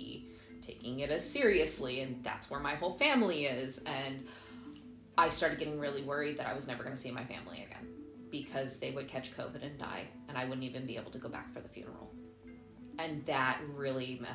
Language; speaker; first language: English; native; English